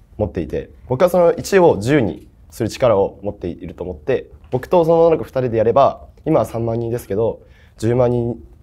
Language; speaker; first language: Japanese; native; Japanese